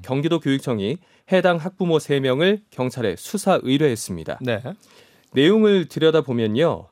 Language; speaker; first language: Korean; native; Korean